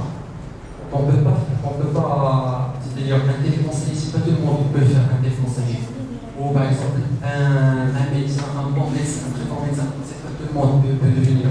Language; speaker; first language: French; non-native, local second language; Arabic